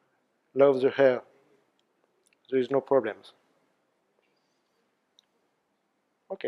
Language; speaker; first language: English; non-native, learner; French